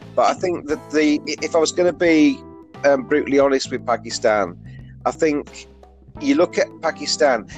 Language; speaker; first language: English; native; English